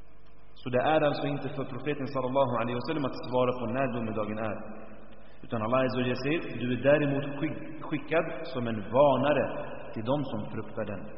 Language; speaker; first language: Swedish; early bilingual, other home language; Arabic